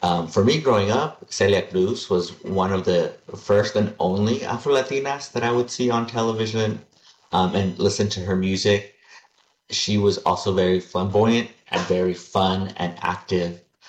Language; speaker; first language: English; early bilingual, other home language; Spanish